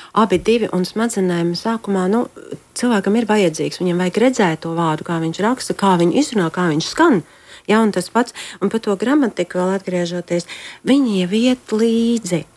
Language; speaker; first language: Latvian; native; Latvian